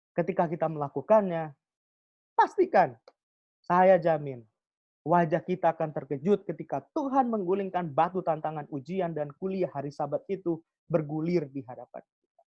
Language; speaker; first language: Indonesian; non-native, local second language; Javanese